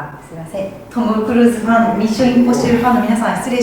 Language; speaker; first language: Japanese; native; Japanese